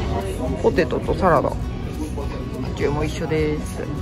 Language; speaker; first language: Japanese; native; Japanese